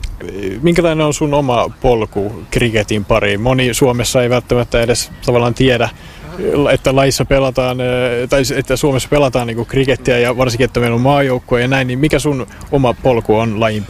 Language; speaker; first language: Finnish; native; Finnish